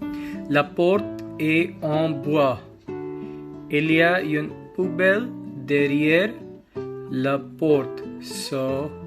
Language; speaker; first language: French; non-native, learner; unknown